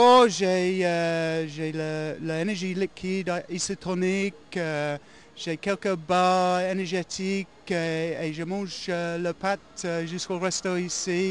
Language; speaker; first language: French; non-native, learner; English